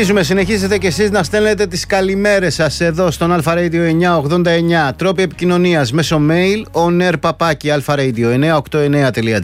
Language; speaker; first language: Greek; native; Greek